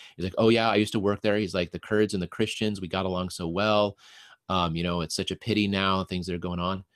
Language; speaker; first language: English; native; English